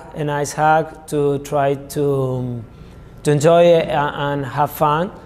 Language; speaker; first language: English; non-native, fluent; Spanish